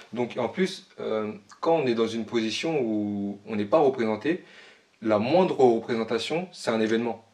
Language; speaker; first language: French; early bilingual, other home language; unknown